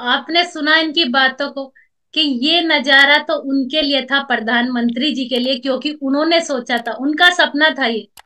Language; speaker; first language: Hindi; native; Hindi